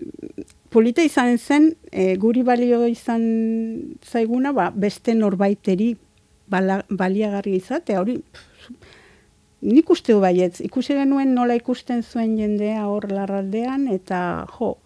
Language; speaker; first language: Basque; non-native, local second language; Spanish